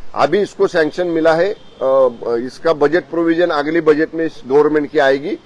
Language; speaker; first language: Hindi; non-native, local second language; Marathi